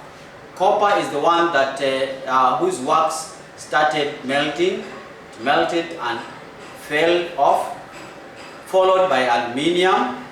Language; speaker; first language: English; non-native, local second language; Swahili